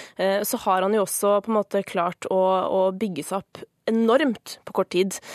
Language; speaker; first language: Norwegian; native; Norwegian